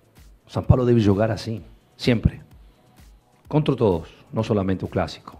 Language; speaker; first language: Portuguese; non-native, fluent; Spanish